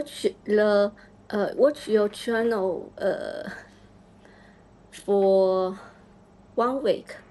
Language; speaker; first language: English; non-native, learner; Chinese